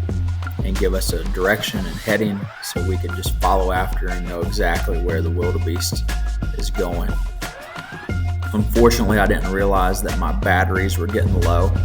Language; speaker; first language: English; native; English